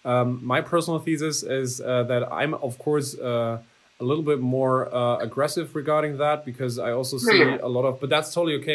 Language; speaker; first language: English; non-native, fluent; German